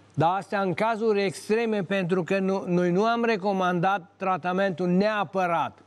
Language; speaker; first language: Romanian; native; Romanian